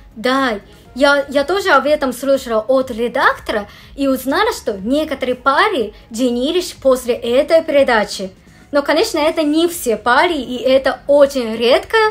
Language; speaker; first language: Russian; non-native, fluent; Japanese